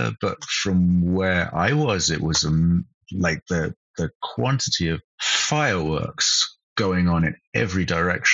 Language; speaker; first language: English; native; English